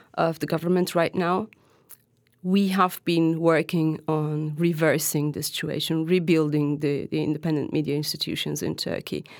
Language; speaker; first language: English; non-native, fluent; Turkish